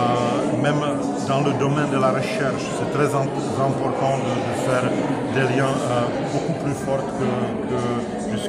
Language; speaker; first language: French; non-native, fluent; Czech